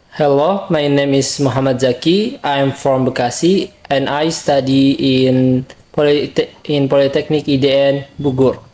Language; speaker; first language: English; non-native, learner; Indonesian